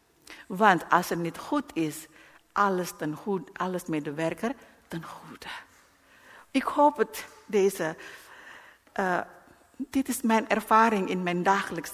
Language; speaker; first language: Dutch; non-native, learner; Indonesian